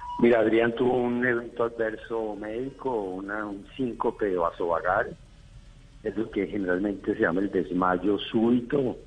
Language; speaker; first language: Spanish; native; Spanish